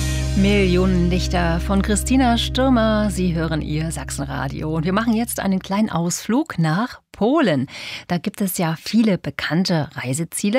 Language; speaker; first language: German; native; German